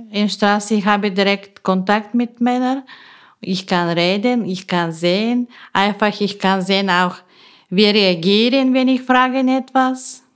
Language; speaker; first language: German; non-native, learner; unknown